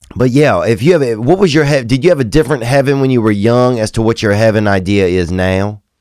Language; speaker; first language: English; native; English